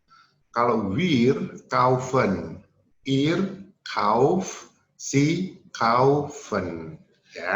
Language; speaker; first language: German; non-native, learner; Indonesian